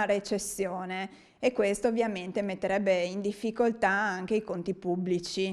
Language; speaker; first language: Italian; native; Italian